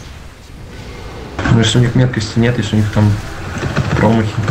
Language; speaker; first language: Russian; native; Russian